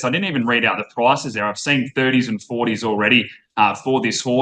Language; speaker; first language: English; native; English